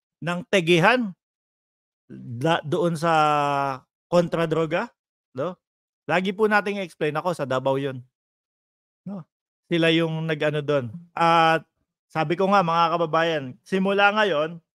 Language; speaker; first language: Filipino; native; Filipino